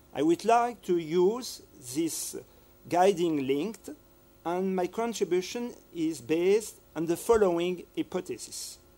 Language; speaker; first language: English; non-native, fluent; French